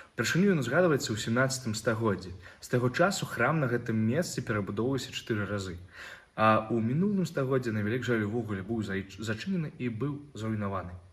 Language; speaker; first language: Belarusian; native; Belarusian